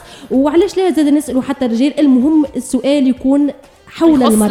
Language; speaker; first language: Arabic; native; Arabic